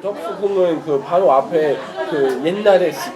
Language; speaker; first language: Korean; non-native, learner; Danish